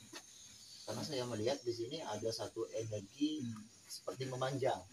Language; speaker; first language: Indonesian; native; Indonesian